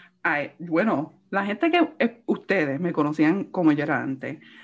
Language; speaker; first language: Spanish; early bilingual, heritage; Spanish